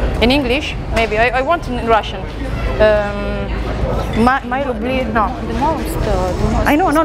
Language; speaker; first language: English; non-native, learner; Italian